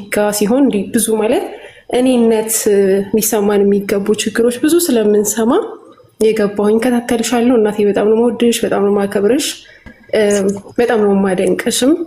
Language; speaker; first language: Amharic; native; Amharic